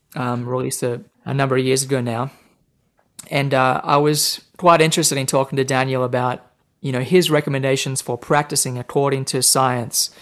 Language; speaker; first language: English; native; English